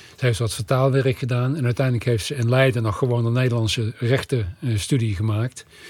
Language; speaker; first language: Dutch; native; Dutch